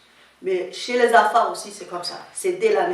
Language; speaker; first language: French; non-native, local second language; Somali